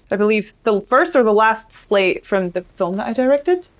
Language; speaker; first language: English; native; English